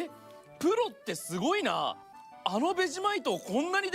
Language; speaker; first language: Japanese; native; Japanese